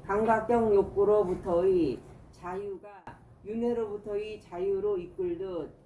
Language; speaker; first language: Korean; native; Korean